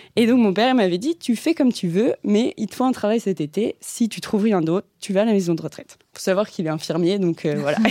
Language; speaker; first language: French; native; French